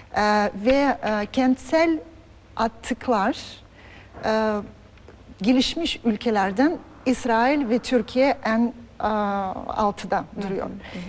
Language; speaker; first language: Turkish; non-native, fluent; Russian